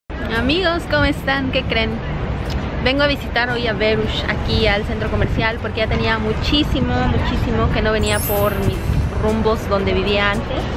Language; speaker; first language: Spanish; native; Spanish